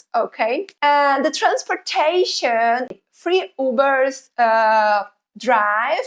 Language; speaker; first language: English; non-native, fluent; Portuguese